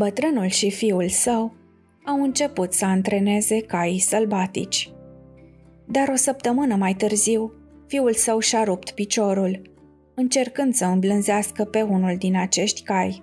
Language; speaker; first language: Romanian; native; Romanian